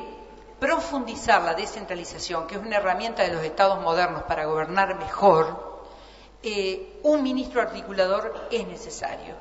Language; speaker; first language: Spanish; native; Spanish